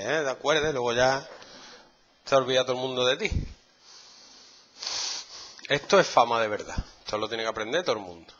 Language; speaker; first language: Spanish; native; Spanish